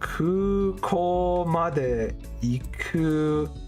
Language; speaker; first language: Japanese; non-native, learner; English